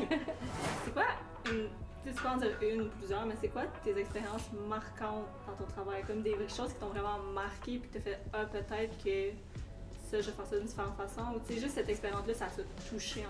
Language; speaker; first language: French; native; French